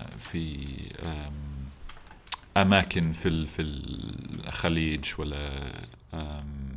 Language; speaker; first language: Arabic; non-native, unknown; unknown